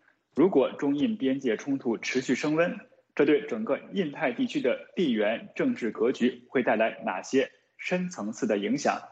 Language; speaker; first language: Chinese; native; Chinese